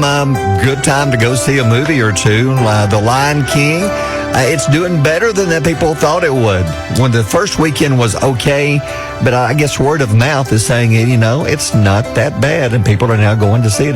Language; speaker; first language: English; native; English